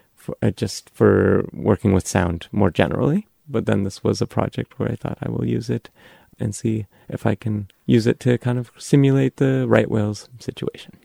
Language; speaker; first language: English; native; English